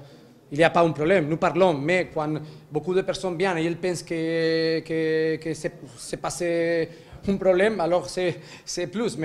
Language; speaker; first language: French; non-native, learner; Spanish